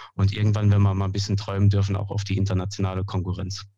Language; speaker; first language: German; native; German